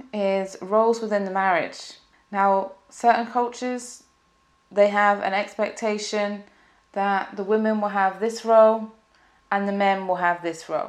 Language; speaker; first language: English; native; English